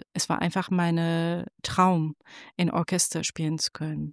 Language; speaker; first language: German; non-native, fluent; Persian